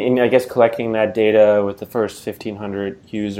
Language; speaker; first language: English; native; English